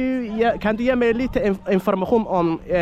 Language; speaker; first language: Swedish; non-native, learner; Somali